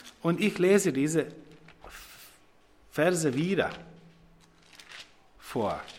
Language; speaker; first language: German; non-native, fluent; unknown